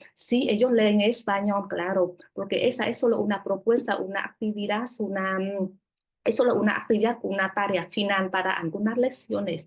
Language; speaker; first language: Spanish; non-native, fluent; Vietnamese